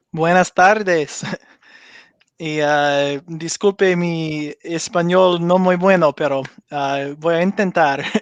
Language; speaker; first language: Spanish; non-native, learner; English